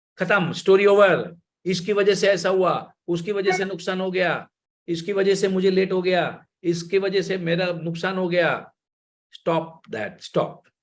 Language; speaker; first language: Hindi; non-native, local second language; Gujarati